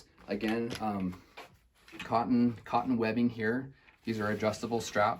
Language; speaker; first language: English; native; English